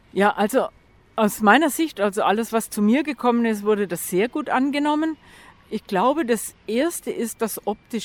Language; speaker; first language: German; native; German